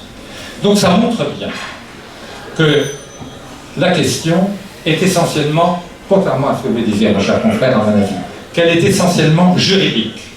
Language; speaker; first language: French; native; French